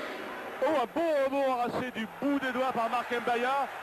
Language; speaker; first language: French; native; French